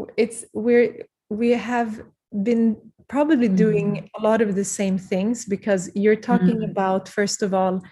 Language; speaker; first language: English; early bilingual, other home language; Kurdish